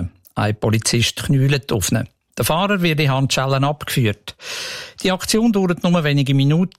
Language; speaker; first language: German; native; German